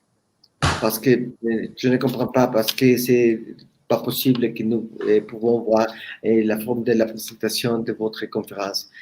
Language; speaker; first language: French; non-native, learner; Spanish